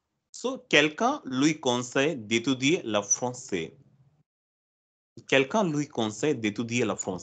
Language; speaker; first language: French; non-native, fluent; Hindi